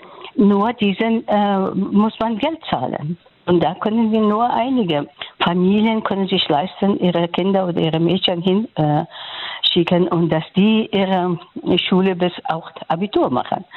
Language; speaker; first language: German; non-native, fluent; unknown